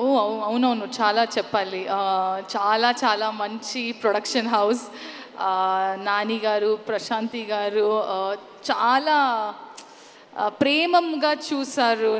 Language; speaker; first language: Telugu; non-native, learner; Kannada